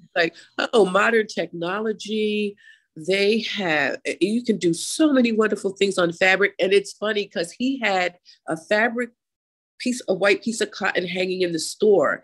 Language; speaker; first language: English; native; English